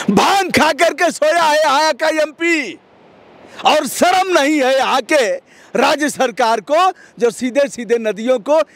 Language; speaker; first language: Hindi; native; Hindi